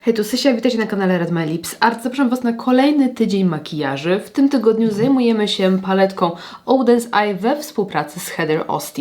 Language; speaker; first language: Polish; native; Polish